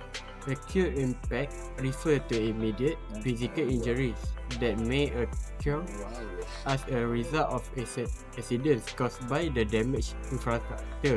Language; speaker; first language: English; non-native, local second language; Malay